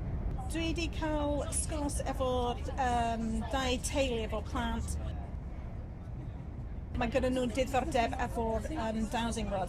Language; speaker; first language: Welsh; non-native, learner; English